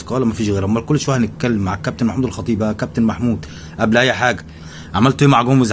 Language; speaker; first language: Arabic; native; Arabic